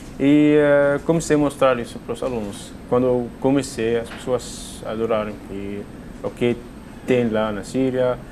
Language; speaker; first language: Portuguese; non-native, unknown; Arabic